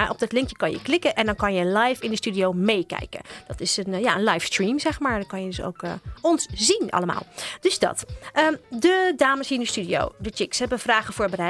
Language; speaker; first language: Dutch; native; Dutch